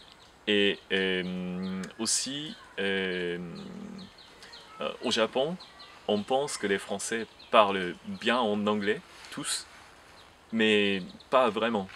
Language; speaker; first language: French; non-native, fluent; Japanese